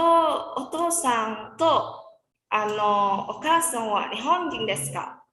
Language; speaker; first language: Japanese; non-native, learner; Indonesian